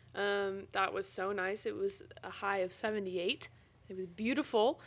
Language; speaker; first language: English; native; English